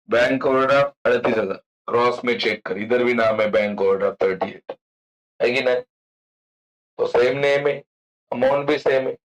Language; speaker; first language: Hindi; non-native, local second language; Marathi